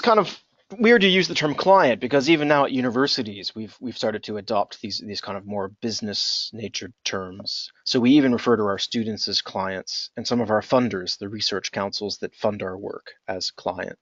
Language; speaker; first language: English; native; English